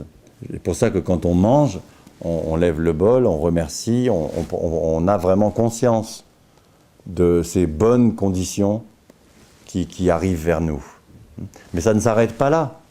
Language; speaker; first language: French; native; French